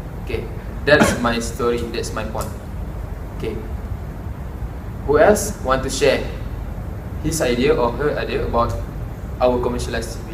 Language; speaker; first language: English; non-native, local second language; Malay